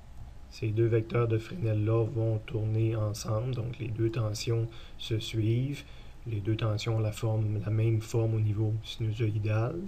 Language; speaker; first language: French; native; French